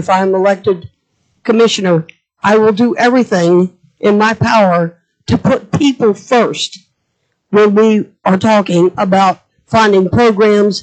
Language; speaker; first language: English; native; English